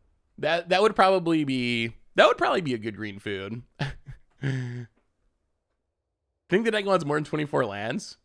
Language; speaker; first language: English; native; English